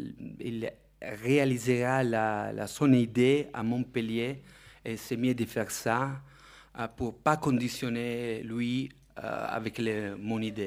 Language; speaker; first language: French; non-native, fluent; Italian